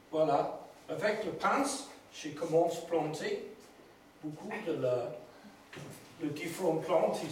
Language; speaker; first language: French; non-native, learner; English